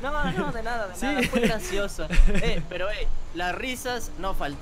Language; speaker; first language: Spanish; native; Spanish